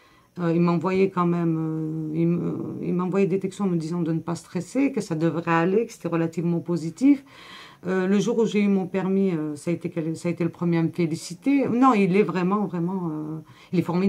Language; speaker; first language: French; native; French